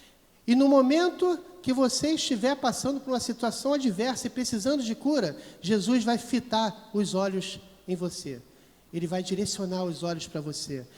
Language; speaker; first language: Portuguese; native; Portuguese